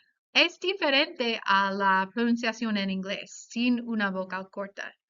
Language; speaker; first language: Spanish; non-native, fluent; English